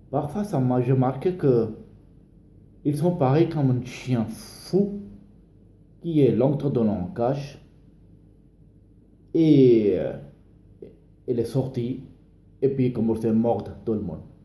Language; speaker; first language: French; non-native, learner; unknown